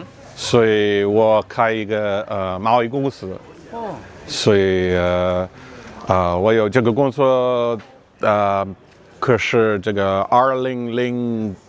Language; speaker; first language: Chinese; non-native, learner; English